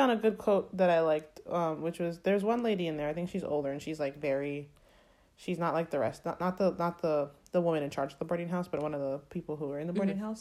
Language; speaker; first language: English; native; English